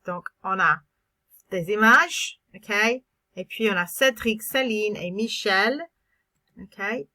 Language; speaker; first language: French; non-native, fluent; English